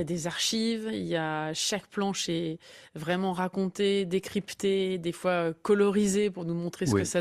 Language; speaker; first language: French; native; French